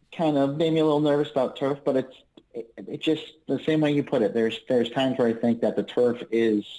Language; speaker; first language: English; native; English